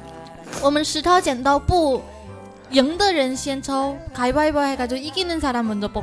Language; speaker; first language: Chinese; native; Chinese